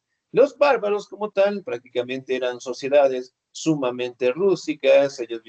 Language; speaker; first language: Spanish; native; Spanish